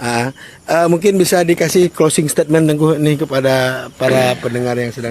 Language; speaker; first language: Indonesian; native; Indonesian